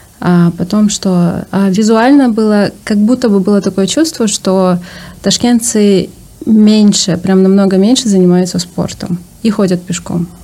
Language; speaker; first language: Russian; non-native, learner; German